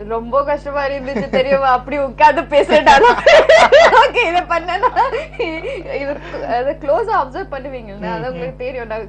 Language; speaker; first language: Tamil; non-native, local second language; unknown